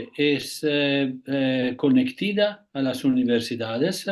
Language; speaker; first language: Spanish; non-native, fluent; Italian